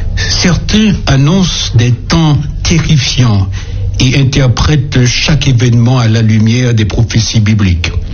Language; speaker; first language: French; native; French